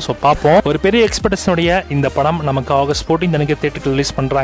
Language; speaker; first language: Tamil; native; Tamil